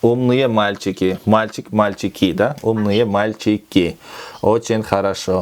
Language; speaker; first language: Russian; non-native, local second language; Kyrgyz